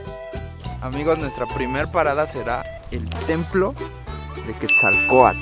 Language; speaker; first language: Spanish; native; Spanish